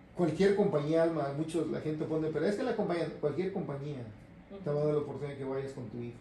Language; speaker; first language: Spanish; native; Spanish